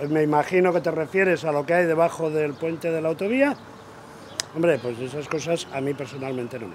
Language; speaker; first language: Spanish; non-native, learner; Romanian